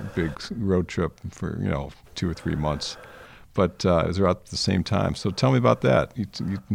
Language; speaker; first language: English; native; English